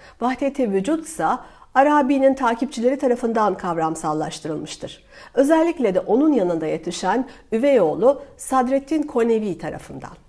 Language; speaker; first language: Turkish; native; Turkish